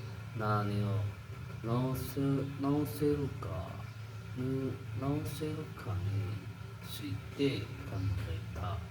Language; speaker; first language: Japanese; non-native, learner; Indonesian